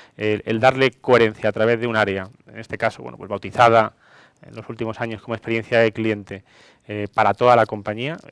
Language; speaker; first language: Spanish; non-native, fluent; Greek